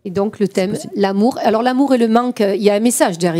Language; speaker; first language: French; native; French